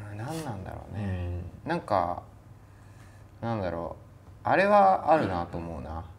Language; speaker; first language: Japanese; native; Japanese